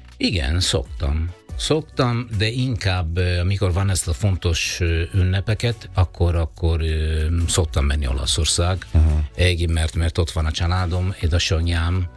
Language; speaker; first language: Hungarian; non-native, fluent; Italian